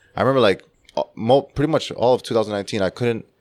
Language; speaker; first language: English; early bilingual, other home language; Czech